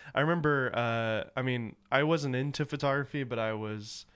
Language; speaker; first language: English; native; English